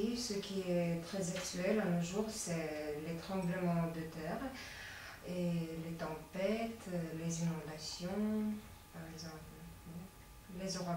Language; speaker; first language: French; non-native, learner; Latvian